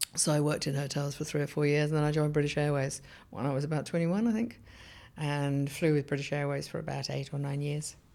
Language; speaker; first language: English; native; English